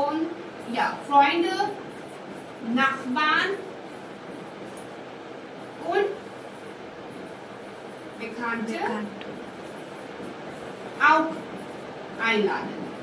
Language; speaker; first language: German; non-native, fluent; Hindi